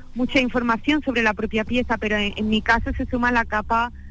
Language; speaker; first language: Spanish; native; Spanish